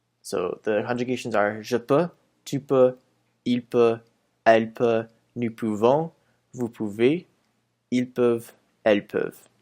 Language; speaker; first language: French; non-native, fluent; English